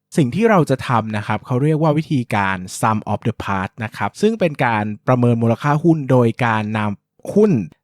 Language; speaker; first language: Thai; native; Thai